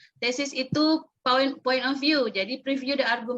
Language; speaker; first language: English; non-native, learner; Indonesian